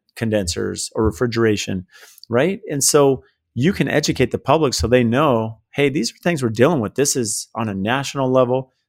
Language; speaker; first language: English; native; English